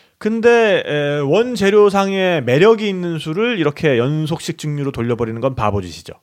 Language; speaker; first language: Korean; native; Korean